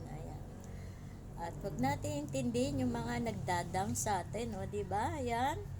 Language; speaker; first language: Filipino; native; Filipino